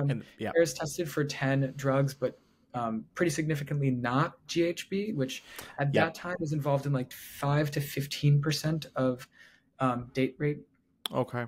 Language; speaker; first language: English; native; English